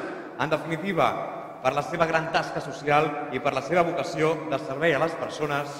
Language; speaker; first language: Catalan; native; Catalan